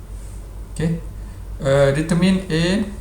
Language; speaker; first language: English; non-native, local second language; Malay